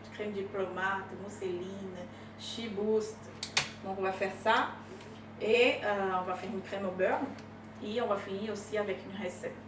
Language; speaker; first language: French; non-native, fluent; Portuguese